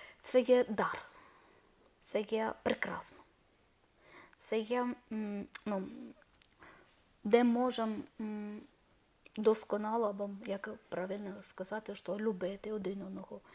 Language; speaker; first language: Ukrainian; non-native, learner; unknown